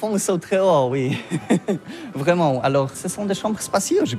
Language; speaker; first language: French; non-native, learner; Polish